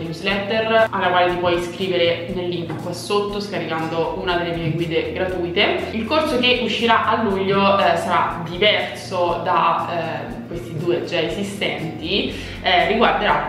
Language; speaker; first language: Italian; native; Italian